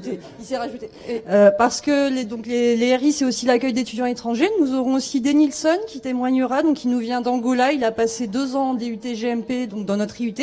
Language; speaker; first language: French; native; French